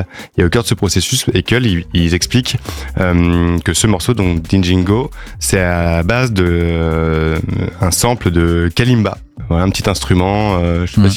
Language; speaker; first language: French; native; French